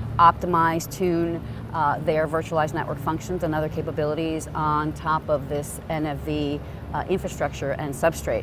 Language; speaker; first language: English; native; English